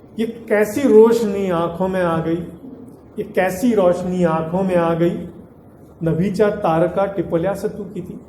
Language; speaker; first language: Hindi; non-native, local second language; Marathi